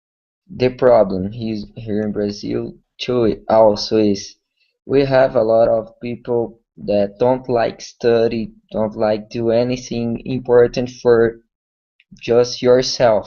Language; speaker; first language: English; non-native, learner; Portuguese